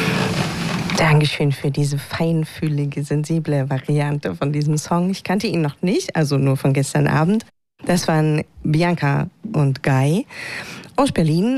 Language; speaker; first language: German; native; German